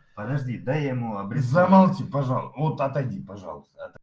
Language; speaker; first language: Russian; native; Russian